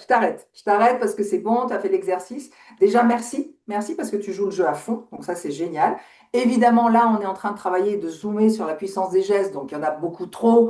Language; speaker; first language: French; native; French